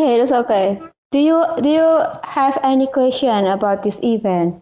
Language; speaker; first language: English; non-native, learner; Indonesian